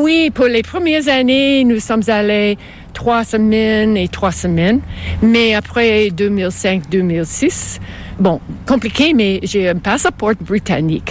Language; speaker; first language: French; non-native, local second language; English